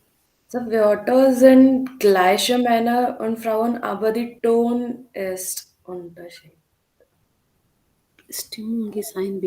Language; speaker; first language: German; non-native, learner; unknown